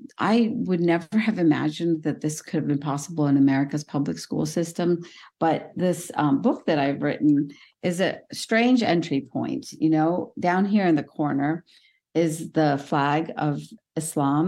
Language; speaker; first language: English; early bilingual, other home language; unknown